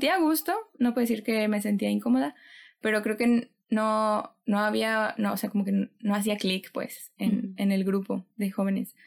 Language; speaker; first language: Spanish; native; Spanish